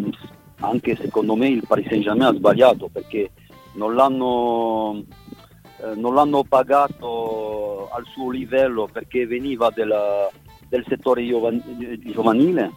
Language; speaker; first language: Italian; non-native, fluent; French